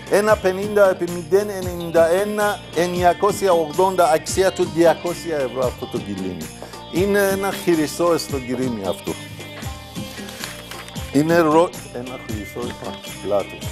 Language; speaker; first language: Greek; non-native, learner; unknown